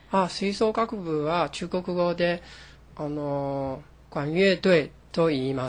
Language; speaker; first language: Japanese; non-native, fluent; Chinese